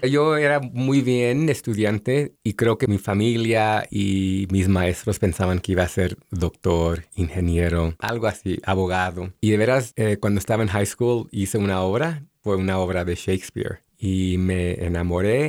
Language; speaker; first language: Spanish; early bilingual, heritage; Spanish